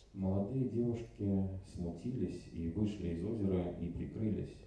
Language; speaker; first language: Russian; native; Russian